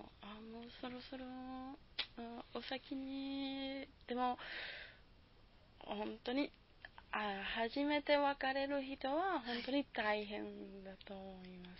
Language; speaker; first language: Japanese; non-native, learner; Spanish